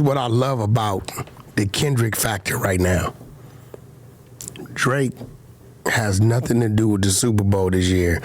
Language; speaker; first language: English; native; English